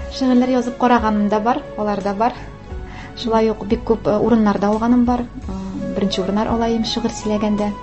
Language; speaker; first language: Tatar; non-native, local second language; Russian